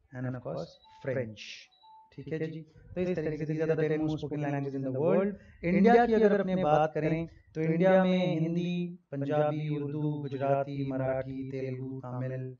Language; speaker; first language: Hindi; non-native, local second language; Rajasthani